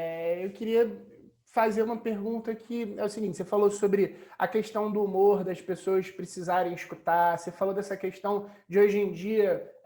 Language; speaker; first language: Portuguese; native; Portuguese